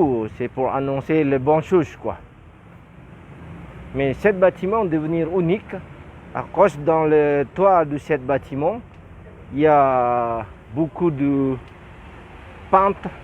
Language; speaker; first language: French; non-native, learner; Indonesian